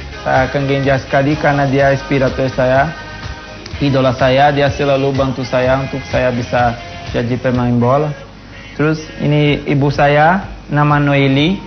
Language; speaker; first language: Indonesian; non-native, fluent; Portuguese